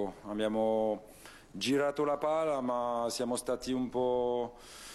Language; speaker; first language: Italian; non-native, fluent; French